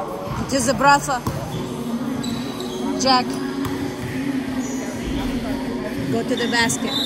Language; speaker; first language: English; native; English